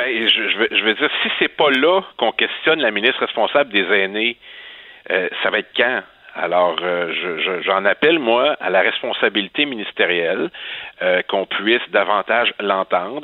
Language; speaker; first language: French; native; French